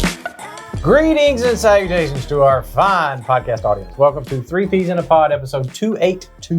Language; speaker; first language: English; native; English